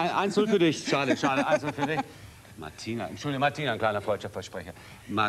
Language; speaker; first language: German; native; German